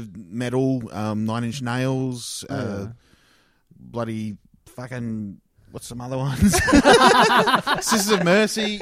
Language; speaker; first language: English; native; English